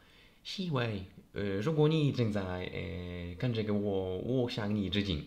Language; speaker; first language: Chinese; non-native, learner; Polish